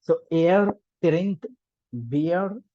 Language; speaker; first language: German; non-native, learner; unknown